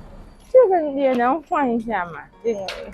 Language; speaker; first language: Chinese; non-native, fluent; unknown